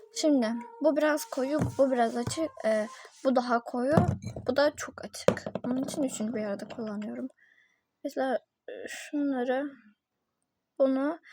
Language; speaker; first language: Turkish; native; Turkish